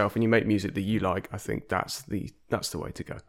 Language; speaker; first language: English; native; English